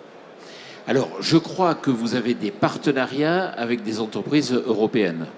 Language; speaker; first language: French; native; French